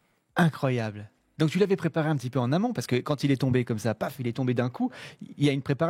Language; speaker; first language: French; native; French